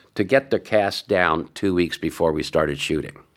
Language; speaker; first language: English; early bilingual, other home language; Hungarian